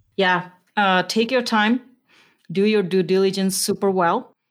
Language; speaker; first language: English; non-native, fluent; Indonesian